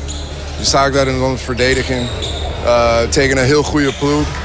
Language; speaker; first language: Dutch; non-native, learner; English